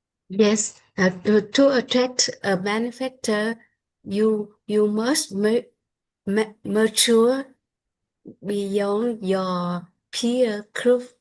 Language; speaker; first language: English; non-native, learner; Vietnamese